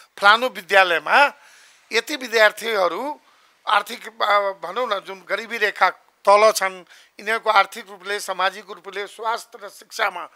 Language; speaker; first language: Nepali; non-native, local second language; Maithili